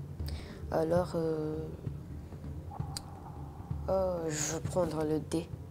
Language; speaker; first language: French; non-native, learner; Urdu